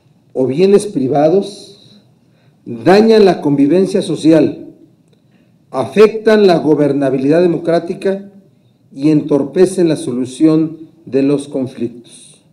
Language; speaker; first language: Spanish; native; Spanish